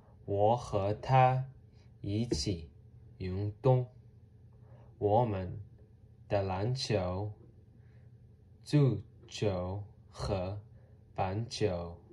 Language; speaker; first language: Chinese; non-native, learner; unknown